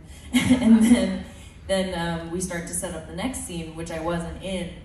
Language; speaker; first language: English; early bilingual, other home language; Filipino